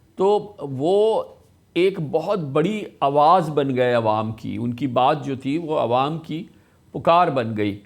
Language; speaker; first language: Urdu; native; Urdu